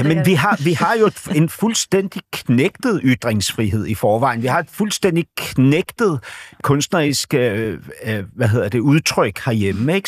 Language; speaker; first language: Danish; native; Danish